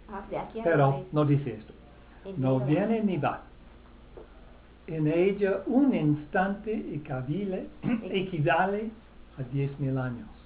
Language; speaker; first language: Spanish; non-native, fluent; English